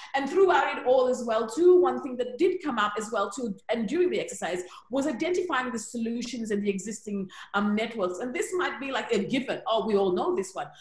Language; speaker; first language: English; native; English